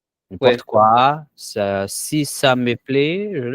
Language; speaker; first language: French; non-native, learner; Portuguese